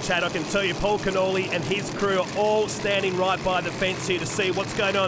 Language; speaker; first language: English; native; English